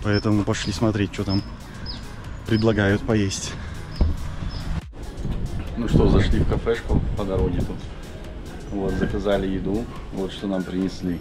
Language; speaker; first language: Russian; native; Russian